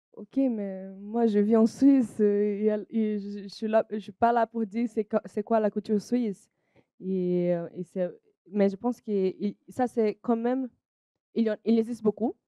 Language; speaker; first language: French; non-native, fluent; Portuguese